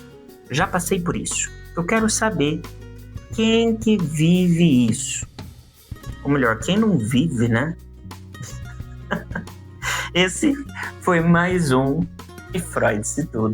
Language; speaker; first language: Portuguese; native; Portuguese